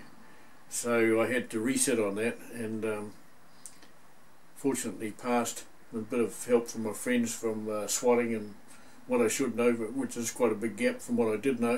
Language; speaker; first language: English; native; English